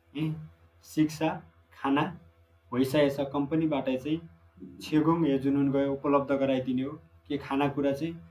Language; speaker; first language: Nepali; native; Nepali